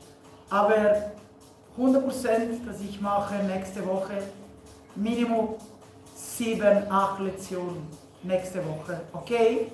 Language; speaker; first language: German; non-native, learner; Spanish